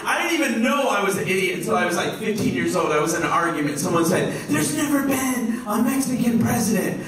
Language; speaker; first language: English; native; English